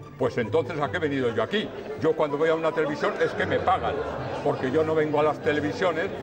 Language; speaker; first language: Spanish; native; Spanish